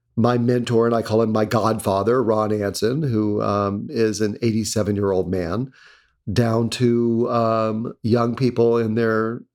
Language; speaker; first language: English; native; English